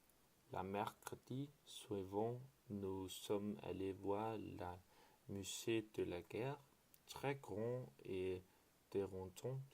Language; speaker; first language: French; non-native, learner; Danish